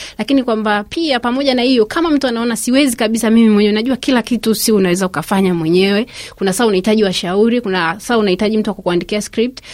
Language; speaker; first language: Swahili; native; Swahili